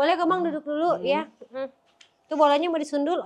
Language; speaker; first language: Indonesian; native; Indonesian